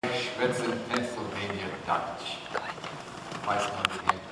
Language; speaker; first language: German; early bilingual, heritage; English